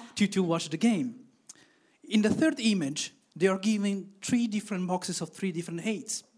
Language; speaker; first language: English; non-native, fluent; Italian